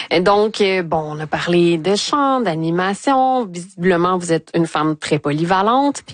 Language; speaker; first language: French; native; French